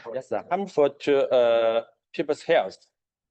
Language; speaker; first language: English; non-native, learner; Chinese